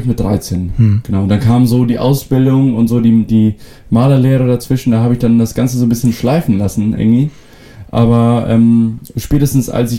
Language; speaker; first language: German; non-native, local second language; Western Frisian